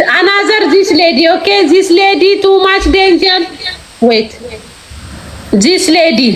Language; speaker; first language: English; non-native, learner; Amharic